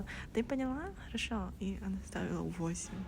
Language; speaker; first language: Russian; non-native, learner; Korean